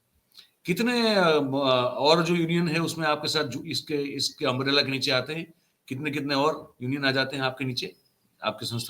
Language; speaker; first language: Hindi; non-native, local second language; Gujarati